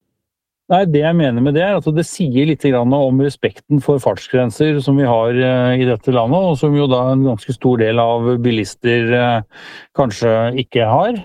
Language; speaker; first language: Norwegian; native; Norwegian